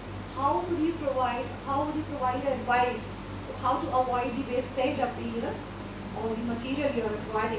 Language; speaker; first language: English; non-native, local second language; Hindi